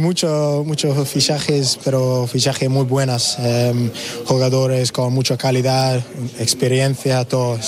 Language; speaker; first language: Spanish; non-native, learner; English